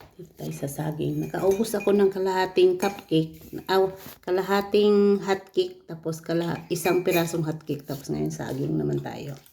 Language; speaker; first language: Filipino; native; Filipino